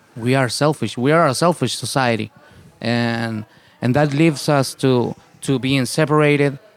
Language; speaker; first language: English; non-native, fluent; Spanish